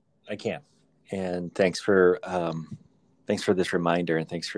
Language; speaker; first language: English; native; English